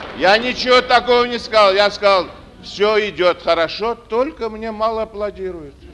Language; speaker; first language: Russian; non-native, local second language; Armenian